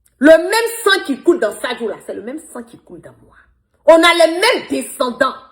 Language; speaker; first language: French; non-native, local second language; Bambara